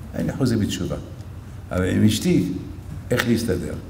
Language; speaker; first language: Hebrew; non-native, fluent; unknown